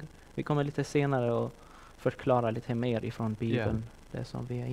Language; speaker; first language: Swedish; non-native, fluent; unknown